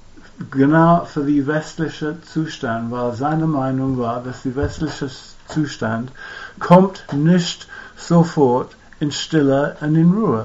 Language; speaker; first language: German; non-native, fluent; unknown